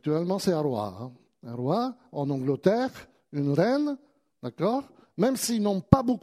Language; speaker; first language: French; native; French